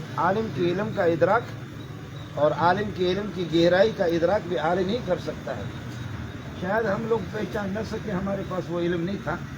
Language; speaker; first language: Urdu; non-native, fluent; Baluchi